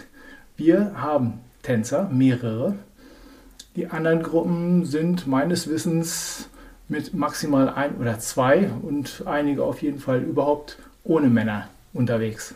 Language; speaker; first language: German; native; German